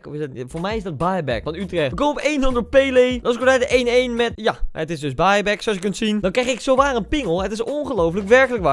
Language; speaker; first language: Dutch; native; Dutch